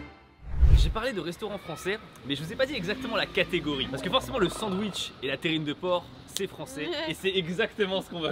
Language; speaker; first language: French; native; French